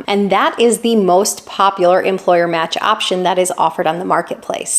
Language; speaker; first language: English; native; English